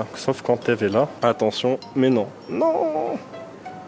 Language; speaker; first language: French; native; French